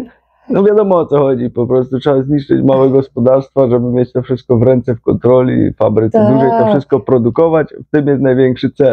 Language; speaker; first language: Polish; native; Polish